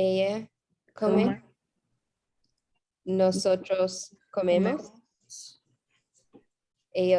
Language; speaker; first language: Spanish; non-native, learner; English